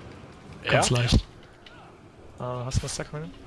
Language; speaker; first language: German; native; German